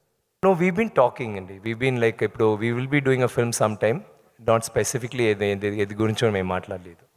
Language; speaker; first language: Telugu; non-native, learner; Tamil